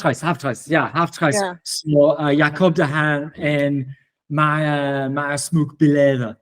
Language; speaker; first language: Danish; non-native, learner; English